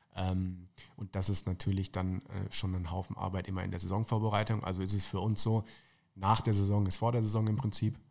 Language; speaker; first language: German; native; German